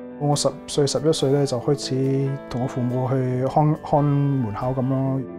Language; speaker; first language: Chinese; early bilingual, heritage; Cantonese